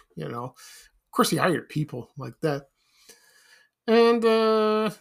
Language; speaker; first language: English; native; English